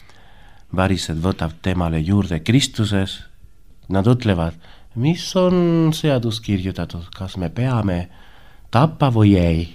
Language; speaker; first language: Estonian; non-native, learner; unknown